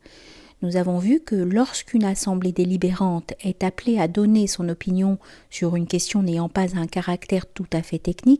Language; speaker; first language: French; native; French